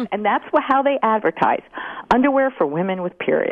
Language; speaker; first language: English; native; English